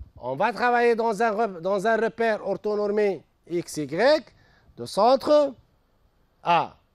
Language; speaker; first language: French; non-native, local second language; Arabic